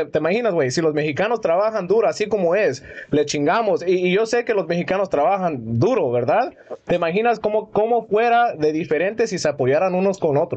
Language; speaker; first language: Spanish; early bilingual, heritage; Spanish